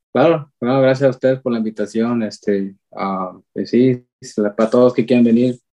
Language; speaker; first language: Spanish; early bilingual, heritage; Spanish